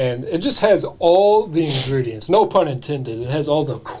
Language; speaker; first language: English; native; English